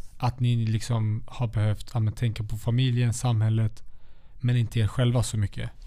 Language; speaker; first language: Swedish; early bilingual, other home language; Central Kurdish